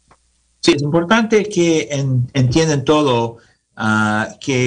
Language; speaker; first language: Spanish; non-native, learner; English